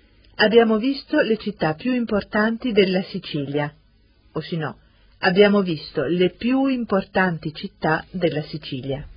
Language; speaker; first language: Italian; non-native, fluent; Spanish